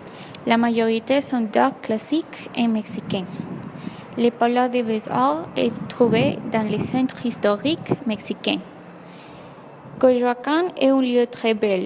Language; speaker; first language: French; non-native, learner; Spanish